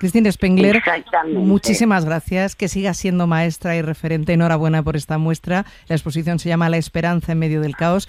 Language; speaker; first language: Spanish; native; Spanish